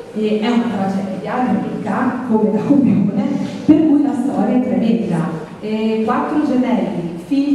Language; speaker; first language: Italian; native; Italian